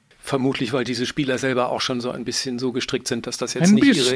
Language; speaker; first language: German; native; German